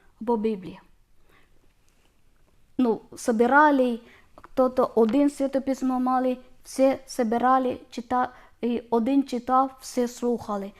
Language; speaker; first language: Ukrainian; non-native, learner; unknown